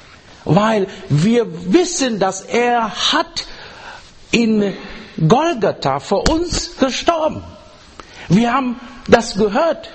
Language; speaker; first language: German; non-native, learner; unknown